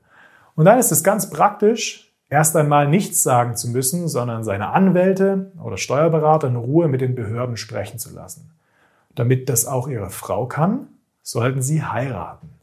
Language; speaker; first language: German; native; German